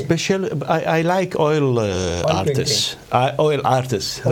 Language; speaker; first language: English; non-native, learner; Arabic